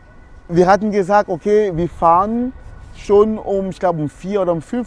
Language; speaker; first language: German; non-native, fluent; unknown